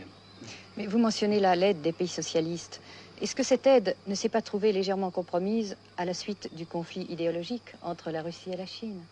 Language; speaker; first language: French; native; French